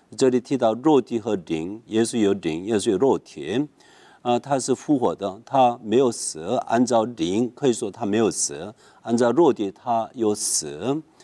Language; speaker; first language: Chinese; non-native, fluent; Korean